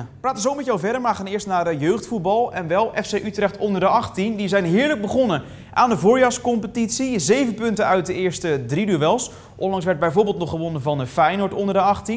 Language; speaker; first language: Dutch; native; Dutch